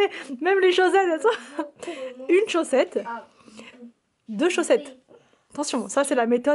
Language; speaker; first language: French; native; French